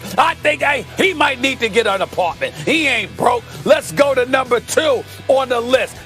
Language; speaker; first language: English; native; English